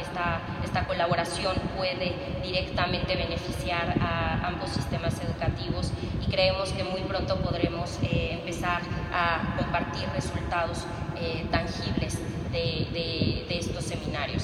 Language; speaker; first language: Spanish; native; Spanish